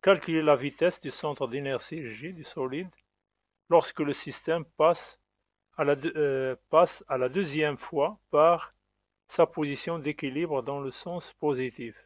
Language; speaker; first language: French; non-native, local second language; Arabic